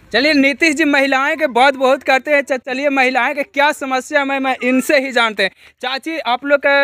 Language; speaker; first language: Hindi; native; Hindi